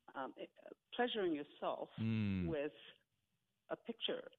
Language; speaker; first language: English; non-native, fluent; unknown